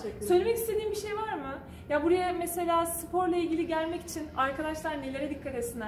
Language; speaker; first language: Turkish; native; Turkish